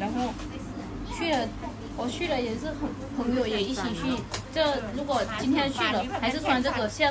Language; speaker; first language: Chinese; non-native, learner; Lao